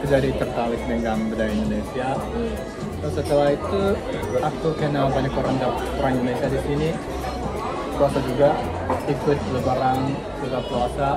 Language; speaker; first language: Indonesian; non-native, fluent; Japanese